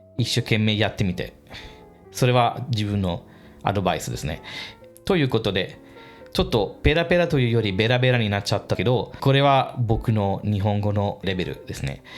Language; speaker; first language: Japanese; non-native, fluent; English